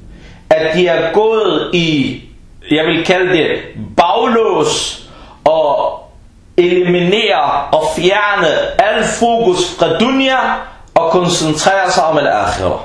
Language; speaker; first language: Danish; early bilingual, other home language; Arabic